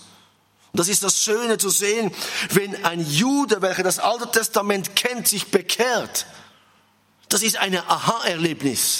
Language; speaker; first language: German; non-native, fluent; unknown